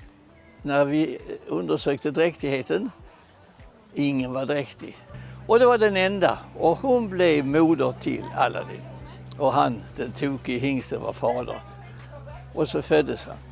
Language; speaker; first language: Swedish; native; Swedish